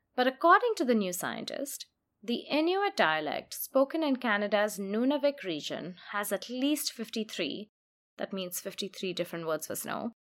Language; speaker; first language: English; non-native, local second language; Hindi